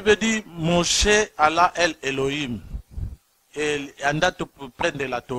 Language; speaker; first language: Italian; non-native, learner; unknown